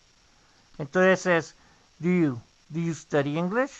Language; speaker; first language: English; non-native, fluent; Spanish